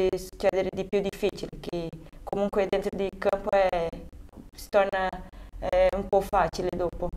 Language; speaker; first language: Italian; non-native, fluent; Portuguese